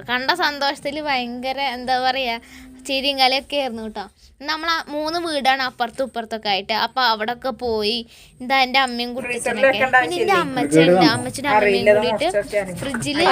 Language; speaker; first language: Malayalam; native; Malayalam